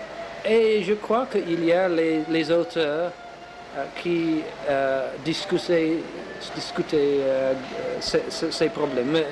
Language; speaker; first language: French; non-native, learner; English